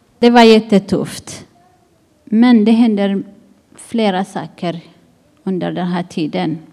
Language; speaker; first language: Swedish; non-native, learner; Tigrinya